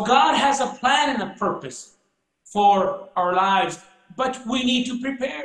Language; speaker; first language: English; early bilingual, other home language; Spanish